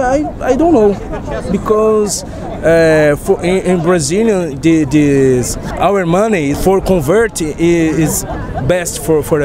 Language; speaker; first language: English; non-native, learner; Portuguese